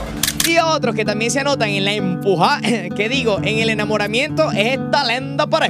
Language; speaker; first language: Spanish; native; Spanish